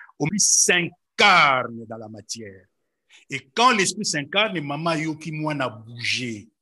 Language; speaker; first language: French; non-native, local second language; Lingala